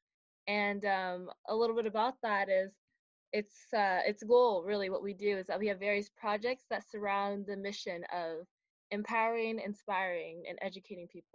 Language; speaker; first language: English; native; English